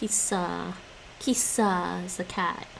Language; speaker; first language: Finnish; non-native, learner; English